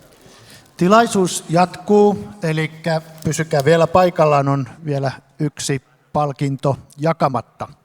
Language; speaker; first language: Finnish; native; Finnish